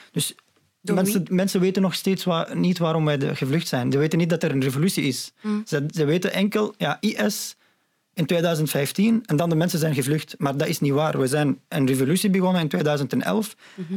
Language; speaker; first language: Dutch; non-native, fluent; Arabic